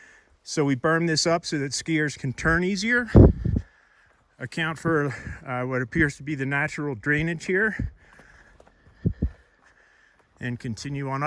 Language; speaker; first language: English; native; English